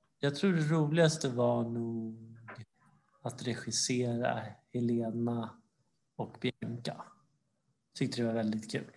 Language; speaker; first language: Swedish; early bilingual, other home language; Georgian